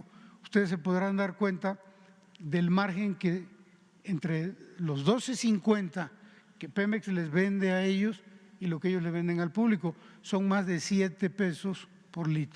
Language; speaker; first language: Spanish; native; Spanish